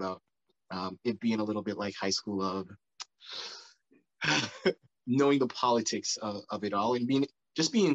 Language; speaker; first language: English; native; English